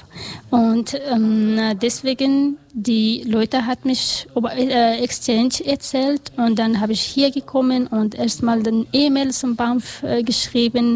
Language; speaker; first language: German; non-native, learner; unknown